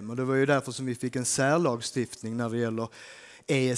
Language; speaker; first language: Swedish; native; Swedish